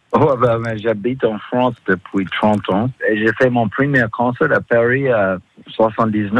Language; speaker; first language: French; non-native, fluent; English